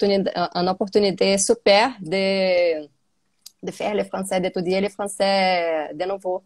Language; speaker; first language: French; non-native, learner; Portuguese